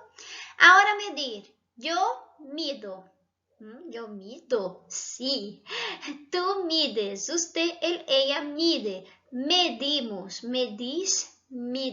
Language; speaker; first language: Spanish; non-native, fluent; Portuguese